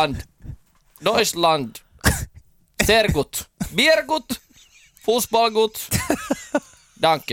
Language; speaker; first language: German; non-native, learner; Finnish